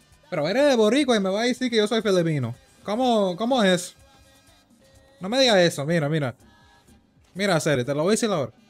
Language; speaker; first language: Spanish; early bilingual, heritage; Spanish